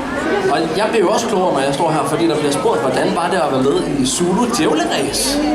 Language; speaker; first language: Danish; native; Danish